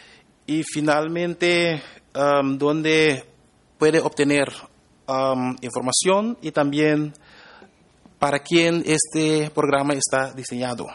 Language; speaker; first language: Spanish; non-native, fluent; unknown